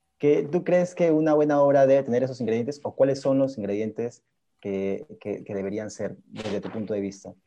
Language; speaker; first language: Spanish; native; Spanish